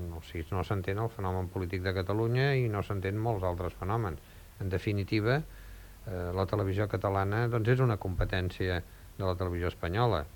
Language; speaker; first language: Catalan; native; Catalan